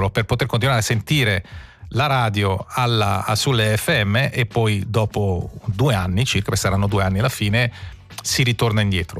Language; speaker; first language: Italian; native; Italian